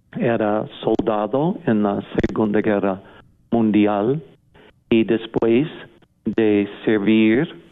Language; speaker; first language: Spanish; non-native, fluent; English